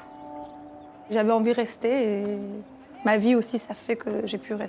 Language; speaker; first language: French; non-native, fluent; Persian